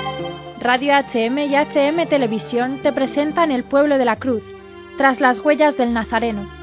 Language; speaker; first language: Spanish; native; Spanish